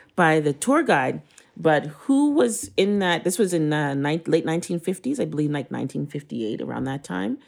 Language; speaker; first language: English; native; English